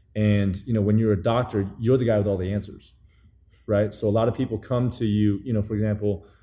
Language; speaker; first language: English; early bilingual, other home language; Chinese